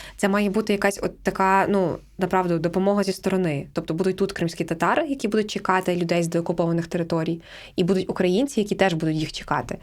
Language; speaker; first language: Ukrainian; native; Ukrainian